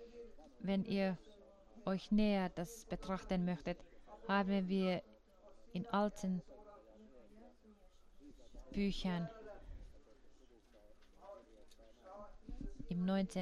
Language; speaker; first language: German; non-native, fluent; Finnish